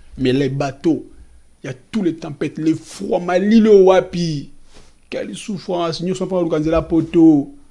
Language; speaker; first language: French; non-native, local second language; Lingala